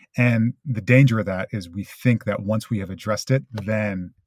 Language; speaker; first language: English; early bilingual, other home language; Japanese